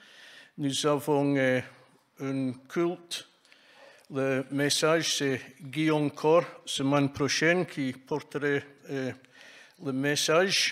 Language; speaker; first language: French; non-native, fluent; English